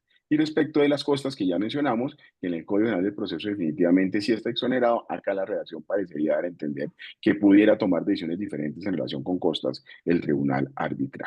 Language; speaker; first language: Spanish; native; Spanish